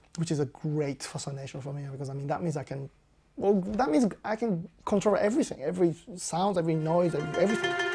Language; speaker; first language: English; non-native, fluent; Japanese